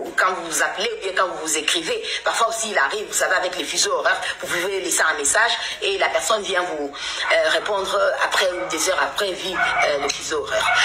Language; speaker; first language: French; non-native, local second language; Lingala